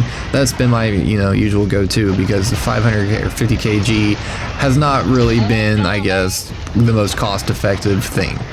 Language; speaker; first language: English; native; English